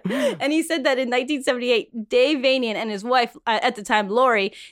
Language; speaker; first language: English; early bilingual, other home language; Spanish